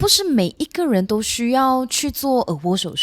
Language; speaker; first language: Chinese; non-native, local second language; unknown